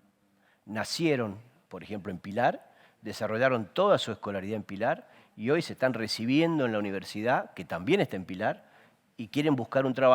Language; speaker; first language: Spanish; native; Spanish